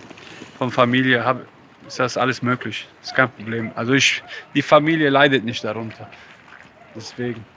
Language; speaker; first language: German; non-native, fluent; Polish